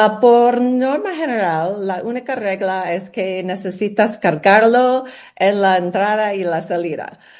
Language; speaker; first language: Spanish; non-native, learner; English